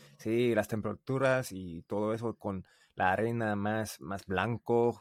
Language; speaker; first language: Spanish; non-native, learner; English